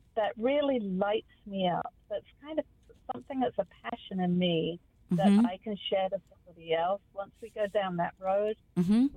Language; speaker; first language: English; native; English